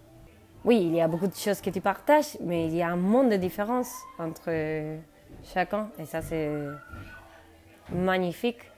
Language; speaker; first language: French; non-native, fluent; Spanish